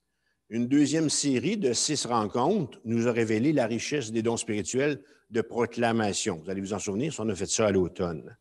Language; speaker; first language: French; native; French